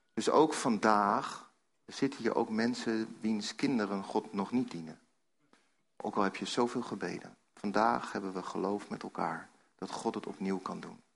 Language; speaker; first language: Dutch; native; Dutch